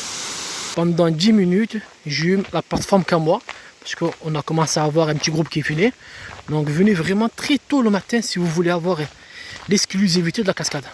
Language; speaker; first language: French; native; French